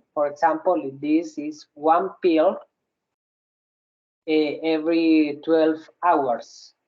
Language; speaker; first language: English; non-native, learner; Spanish